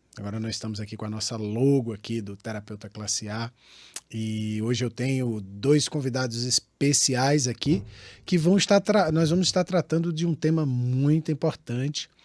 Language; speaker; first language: Portuguese; native; Portuguese